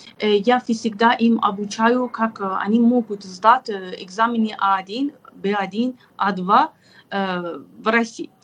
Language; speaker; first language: Russian; non-native, fluent; Persian